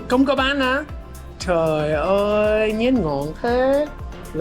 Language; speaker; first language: Vietnamese; non-native, learner; English